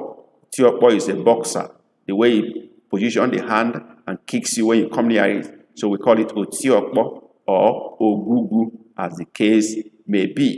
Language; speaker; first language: English; non-native, local second language; Igbo